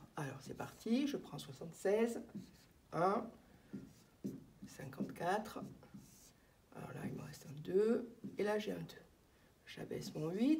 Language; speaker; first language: French; native; French